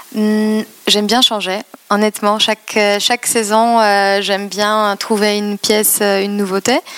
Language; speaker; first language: French; non-native, fluent; Polish